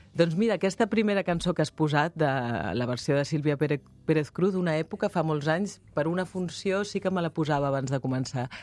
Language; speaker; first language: Catalan; native; Catalan